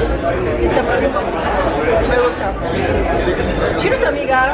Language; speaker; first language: Spanish; non-native, learner; Russian